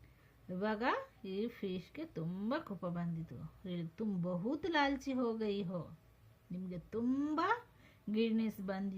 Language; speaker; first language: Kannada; non-native, local second language; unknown